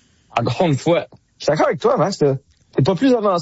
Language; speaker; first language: French; native; French